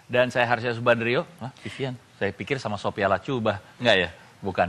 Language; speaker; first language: Indonesian; native; Indonesian